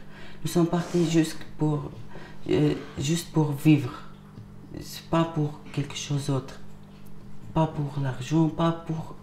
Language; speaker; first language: French; non-native, learner; Arabic